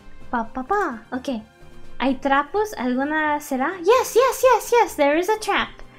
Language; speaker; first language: Spanish; early bilingual, heritage; Spanish